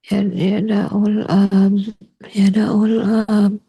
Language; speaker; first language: Arabic; non-native, learner; Indonesian